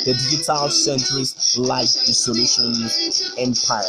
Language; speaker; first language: English; non-native, local second language; Ibibio